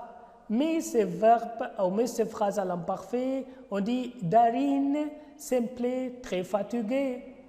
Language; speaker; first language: French; non-native, fluent; Arabic